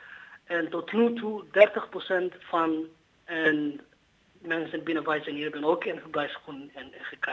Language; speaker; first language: Dutch; non-native, learner; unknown